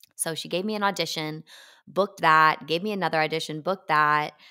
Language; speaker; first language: English; native; English